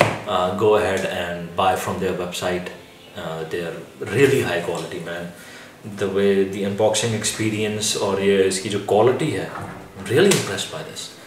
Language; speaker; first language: English; non-native, local second language; Urdu